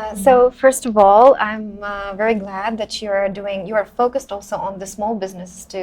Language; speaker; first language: English; non-native, fluent; Russian